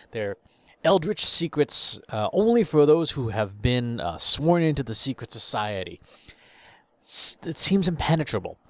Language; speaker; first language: English; native; English